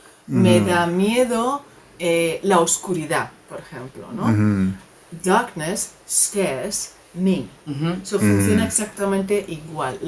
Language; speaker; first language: Spanish; native; Spanish